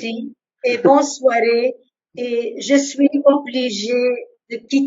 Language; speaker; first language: French; non-native, local second language; Arabic